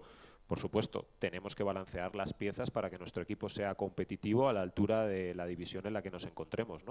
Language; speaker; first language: Spanish; native; Spanish